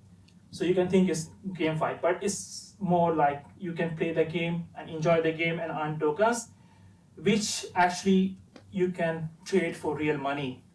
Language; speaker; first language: English; non-native, fluent; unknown